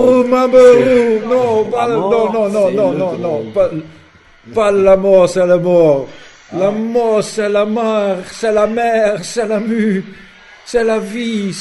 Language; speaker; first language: French; non-native, learner; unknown